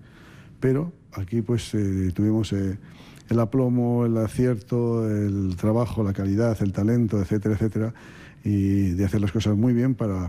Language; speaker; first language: Spanish; native; Spanish